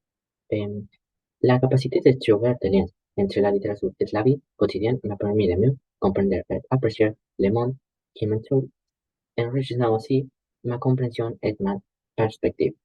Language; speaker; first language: French; non-native, learner; Spanish